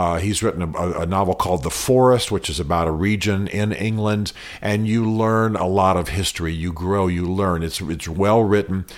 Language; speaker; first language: English; native; English